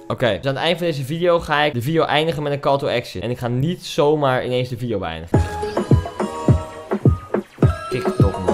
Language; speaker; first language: Dutch; native; Dutch